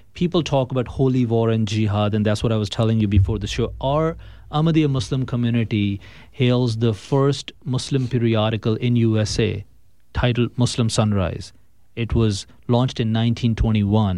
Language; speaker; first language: English; non-native, local second language; Urdu